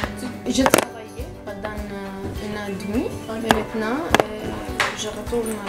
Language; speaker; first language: French; non-native, learner; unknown